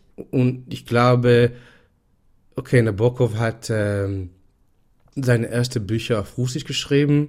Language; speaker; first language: German; non-native, fluent; Hebrew